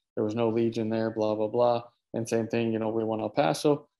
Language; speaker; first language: English; native; English